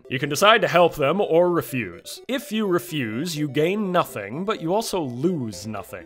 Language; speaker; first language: English; native; English